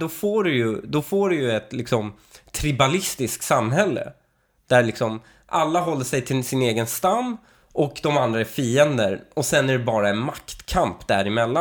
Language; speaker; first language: Swedish; native; Swedish